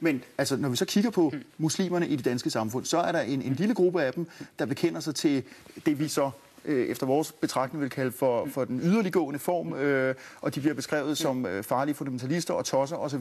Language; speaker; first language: Danish; native; Danish